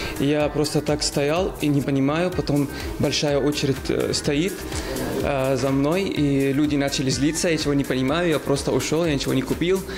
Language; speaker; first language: Russian; non-native, learner; Arabic